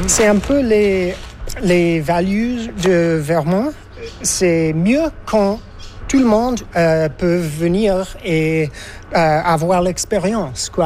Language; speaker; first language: French; non-native, fluent; English